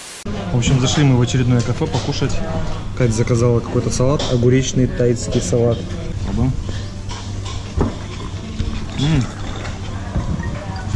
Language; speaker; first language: Russian; native; Russian